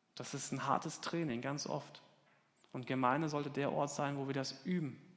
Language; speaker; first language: German; native; German